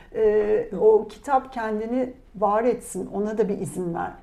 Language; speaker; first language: Turkish; native; Turkish